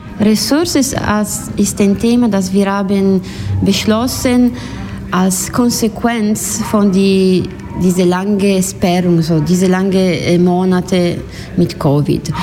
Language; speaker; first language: German; non-native, learner; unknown